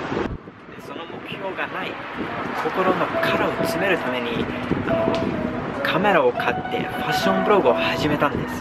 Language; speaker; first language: Japanese; non-native, fluent; English